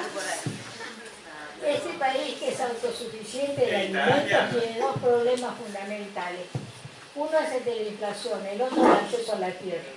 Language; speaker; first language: Spanish; native; Spanish